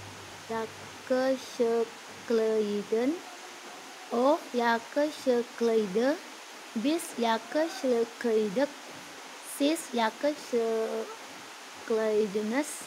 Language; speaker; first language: Turkish; non-native, learner; Indonesian